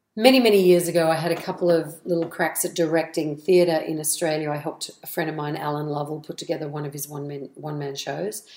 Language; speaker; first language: English; native; English